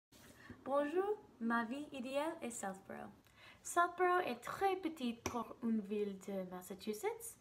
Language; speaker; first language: French; non-native, learner; English